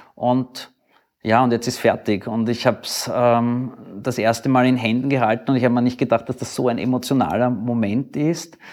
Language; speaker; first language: German; native; German